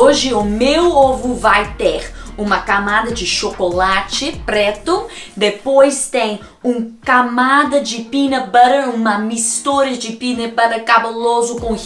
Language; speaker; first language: Portuguese; non-native, fluent; English